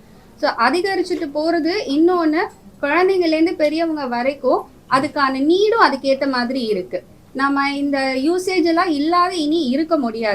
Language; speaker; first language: Tamil; native; Tamil